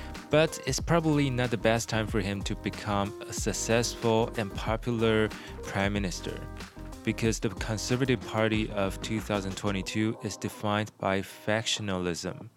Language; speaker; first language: English; non-native, fluent; Chinese